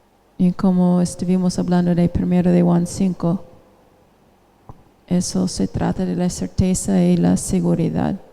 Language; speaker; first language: Spanish; non-native, fluent; English